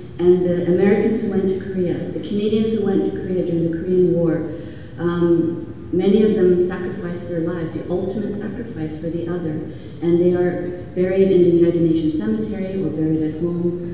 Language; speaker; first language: English; early bilingual, other home language; Korean